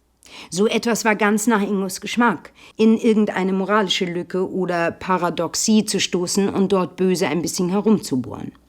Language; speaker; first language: German; native; German